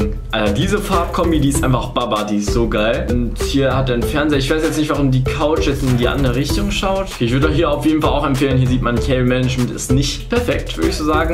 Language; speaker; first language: German; native; German